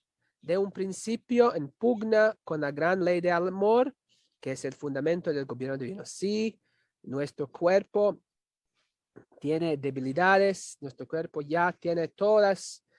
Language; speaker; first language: Spanish; non-native, fluent; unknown